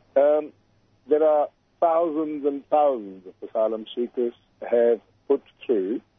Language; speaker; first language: English; non-native, local second language; Urdu